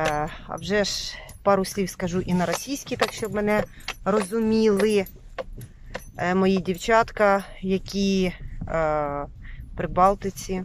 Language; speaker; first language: Ukrainian; non-native, local second language; Russian